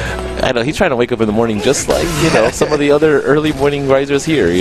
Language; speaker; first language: English; native; English